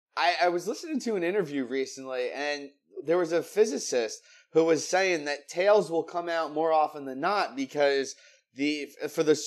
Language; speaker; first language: English; native; English